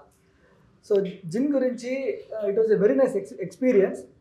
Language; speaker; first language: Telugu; non-native, local second language; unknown